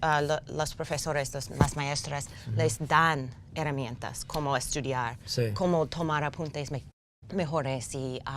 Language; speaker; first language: Spanish; non-native, learner; English